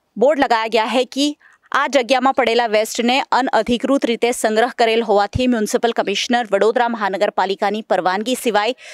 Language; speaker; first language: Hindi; non-native, local second language; Gujarati